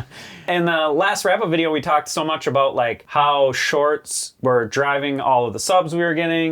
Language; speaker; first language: English; native; English